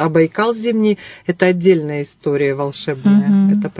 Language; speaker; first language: Russian; native; Russian